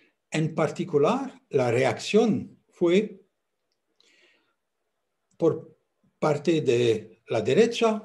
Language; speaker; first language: Spanish; non-native, fluent; French